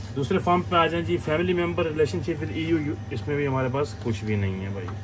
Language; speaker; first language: Urdu; non-native, local second language; Punjabi